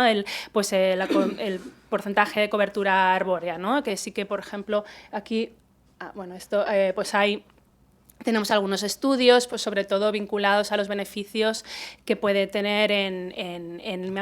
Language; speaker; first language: Spanish; native; Spanish